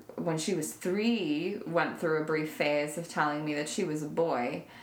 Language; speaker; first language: English; native; English